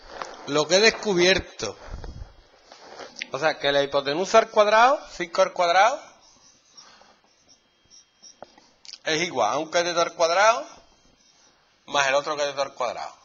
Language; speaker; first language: Spanish; native; Spanish